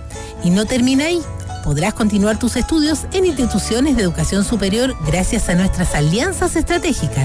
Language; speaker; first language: Spanish; native; Spanish